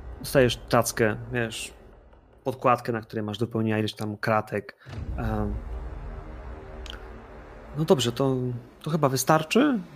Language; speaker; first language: Polish; native; Polish